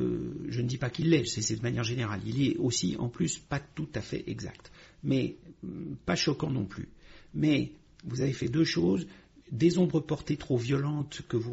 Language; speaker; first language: French; native; French